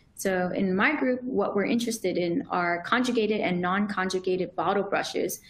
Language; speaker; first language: English; native; English